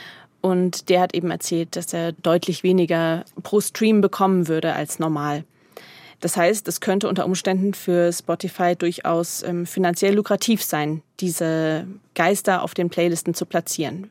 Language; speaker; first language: German; native; German